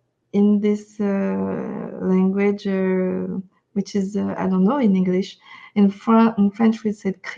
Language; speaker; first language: English; non-native, fluent; French